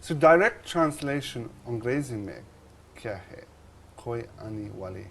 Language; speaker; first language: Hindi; non-native, learner; English